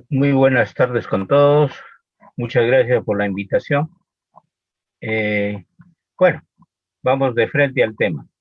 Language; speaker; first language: Spanish; native; Spanish